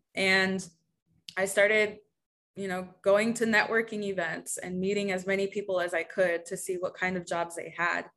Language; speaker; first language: English; early bilingual, other home language; Spanish